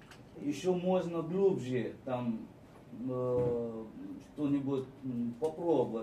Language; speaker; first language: Russian; non-native, fluent; Marathi